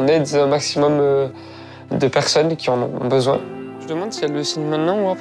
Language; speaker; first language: French; native; French